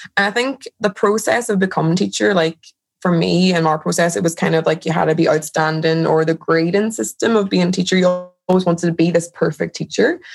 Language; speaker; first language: English; native; English